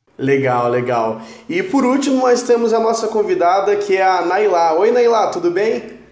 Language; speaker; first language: Portuguese; native; Portuguese